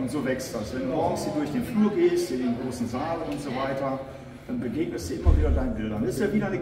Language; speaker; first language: German; native; German